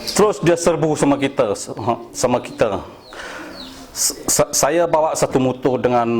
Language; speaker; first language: Malay; non-native, local second language; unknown